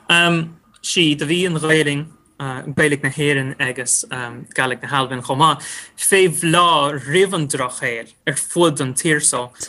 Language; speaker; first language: Irish; non-native, fluent; English